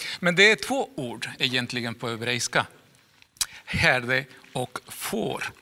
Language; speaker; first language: Swedish; non-native, fluent; Spanish